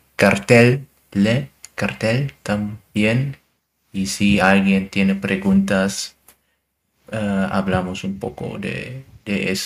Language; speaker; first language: Spanish; non-native, learner; German